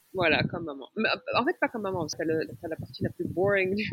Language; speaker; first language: French; non-native, local second language; Arabic